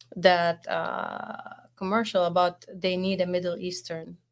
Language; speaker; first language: English; non-native, fluent; Arabic